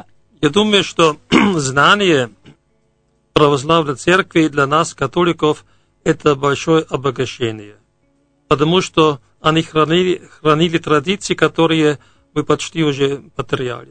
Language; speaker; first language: Russian; non-native, fluent; German